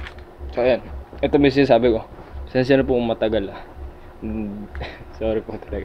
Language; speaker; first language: Filipino; native; Filipino